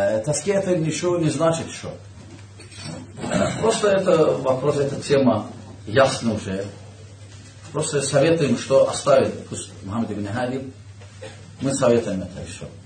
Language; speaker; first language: Russian; non-native, learner; Azerbaijani